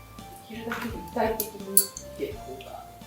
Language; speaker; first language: Japanese; native; Japanese